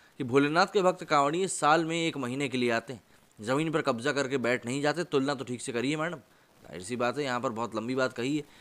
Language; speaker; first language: Hindi; native; Hindi